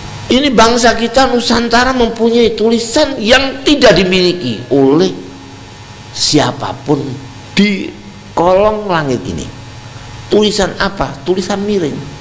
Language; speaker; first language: Indonesian; non-native, local second language; Javanese